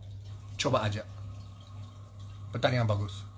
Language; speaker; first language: Indonesian; non-native, learner; English